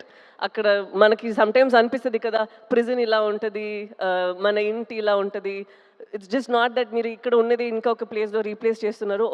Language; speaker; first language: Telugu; non-native, fluent; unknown